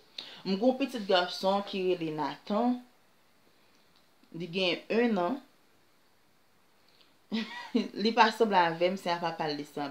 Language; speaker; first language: French; non-native, learner; Haitian Creole